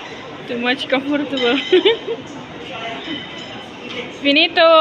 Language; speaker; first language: English; non-native, learner; Indonesian